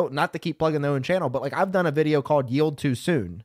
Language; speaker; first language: English; native; English